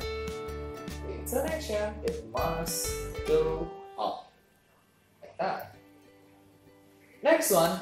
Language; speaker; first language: English; non-native, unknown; Javanese